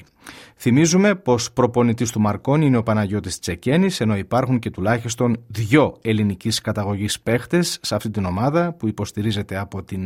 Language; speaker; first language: Greek; native; Greek